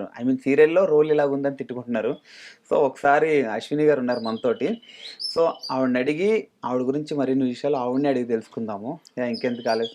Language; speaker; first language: Telugu; native; Telugu